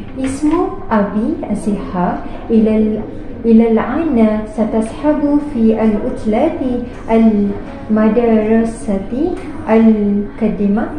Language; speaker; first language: Arabic; non-native, learner; Malay